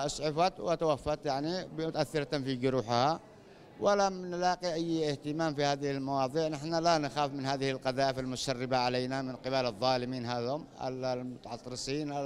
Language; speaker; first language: Arabic; native; Arabic